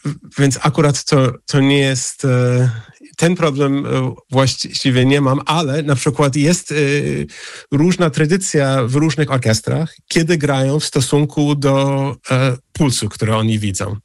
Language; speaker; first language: Polish; non-native, fluent; English